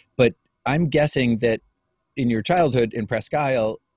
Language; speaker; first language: English; native; English